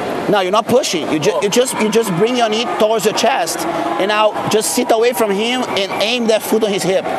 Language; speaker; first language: English; non-native, fluent; Portuguese